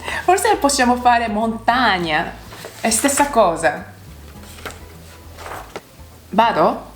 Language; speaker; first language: Italian; non-native, learner; Japanese